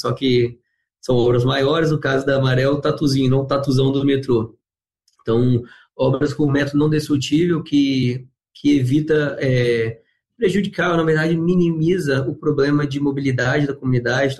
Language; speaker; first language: Portuguese; native; Portuguese